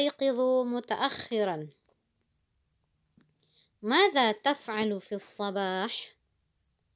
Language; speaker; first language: Arabic; non-native, fluent; Indonesian